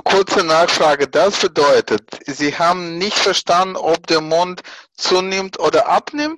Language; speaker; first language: German; non-native, fluent; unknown